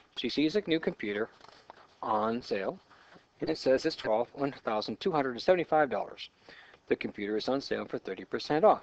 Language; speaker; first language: English; native; English